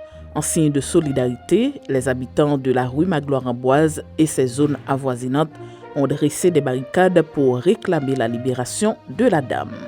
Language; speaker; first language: French; non-native, local second language; Haitian Creole